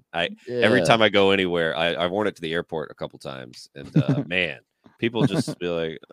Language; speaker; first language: English; native; English